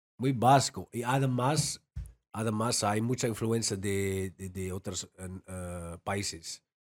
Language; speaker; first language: Spanish; non-native, learner; Dutch